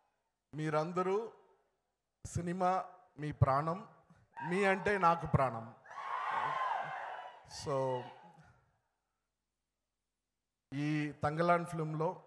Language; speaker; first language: Telugu; non-native, learner; Tamil